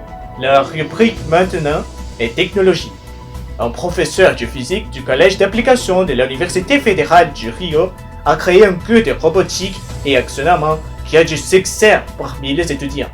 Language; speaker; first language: French; non-native, learner; Portuguese